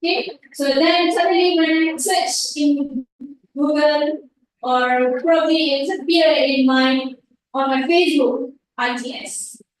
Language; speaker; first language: English; non-native, fluent; Malay